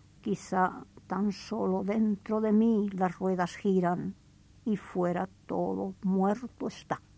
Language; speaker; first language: Spanish; native; Spanish